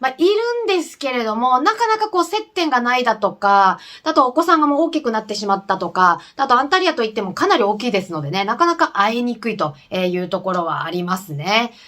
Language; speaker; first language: Japanese; native; Japanese